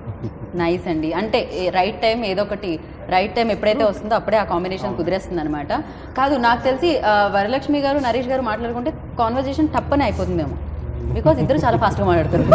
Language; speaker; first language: Telugu; native; Telugu